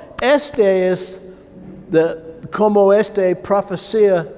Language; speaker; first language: Spanish; non-native, learner; English